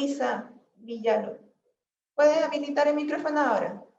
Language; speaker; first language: Spanish; native; Spanish